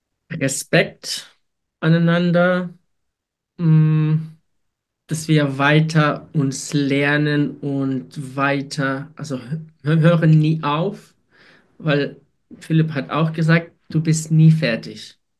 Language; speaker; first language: German; non-native, fluent; Ukrainian